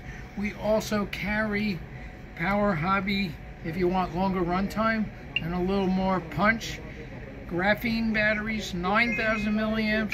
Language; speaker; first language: English; native; English